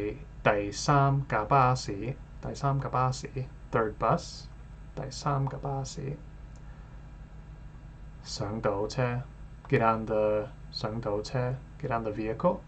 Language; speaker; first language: Cantonese; non-native, learner; English